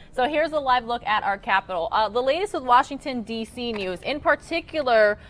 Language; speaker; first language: English; native; English